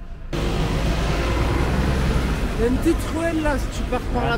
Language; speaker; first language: French; native; French